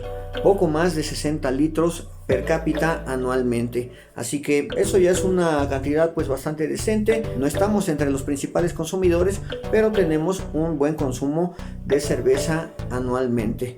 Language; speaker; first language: Spanish; native; Spanish